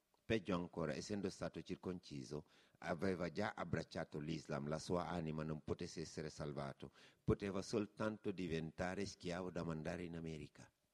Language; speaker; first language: Italian; non-native, fluent; Wolof